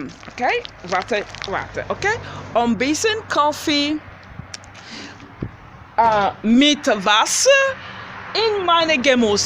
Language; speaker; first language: German; non-native, learner; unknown